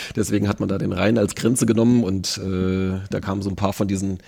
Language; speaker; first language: German; native; German